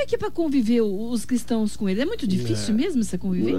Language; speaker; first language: Portuguese; native; Portuguese